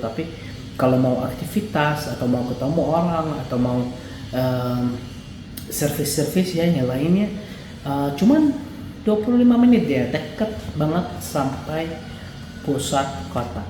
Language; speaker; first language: Indonesian; non-native, fluent; Arabic